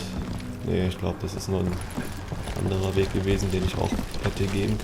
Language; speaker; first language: German; native; German